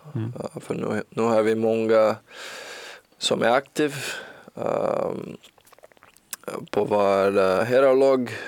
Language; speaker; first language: Swedish; non-native, learner; Portuguese